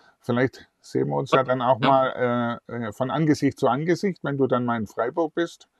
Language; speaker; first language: German; native; German